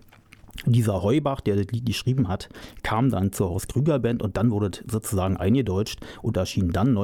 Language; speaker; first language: German; native; German